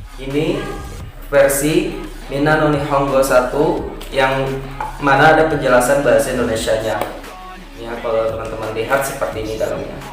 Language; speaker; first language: Indonesian; native; Indonesian